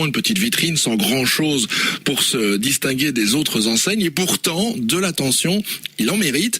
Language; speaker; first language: French; native; French